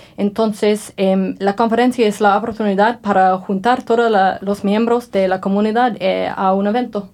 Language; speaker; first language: Spanish; non-native, learner; English